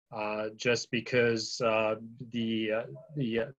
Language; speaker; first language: English; early bilingual, other home language; Arabic